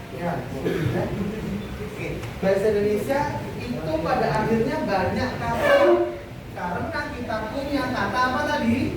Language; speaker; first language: Indonesian; non-native, local second language; Javanese